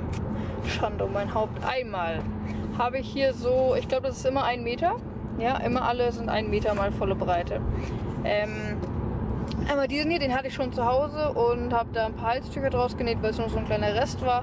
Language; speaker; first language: German; native; German